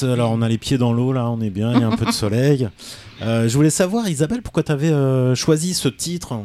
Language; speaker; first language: French; native; French